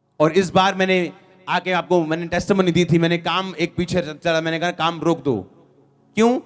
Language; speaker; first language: Hindi; non-native, local second language; Punjabi